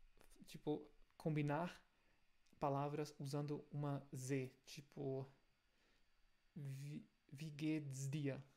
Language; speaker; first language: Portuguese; non-native, fluent; German